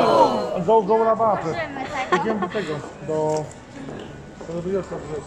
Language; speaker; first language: English; non-native, learner; Polish